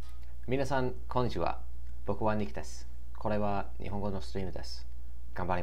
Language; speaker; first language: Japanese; non-native, learner; English